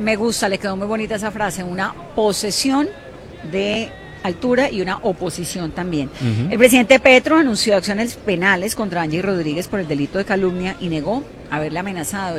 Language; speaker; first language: Spanish; native; Spanish